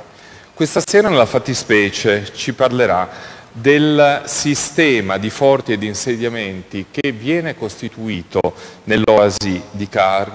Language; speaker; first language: Italian; native; Italian